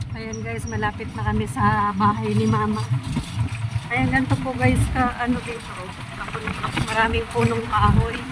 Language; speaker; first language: Filipino; non-native, local second language; Bikol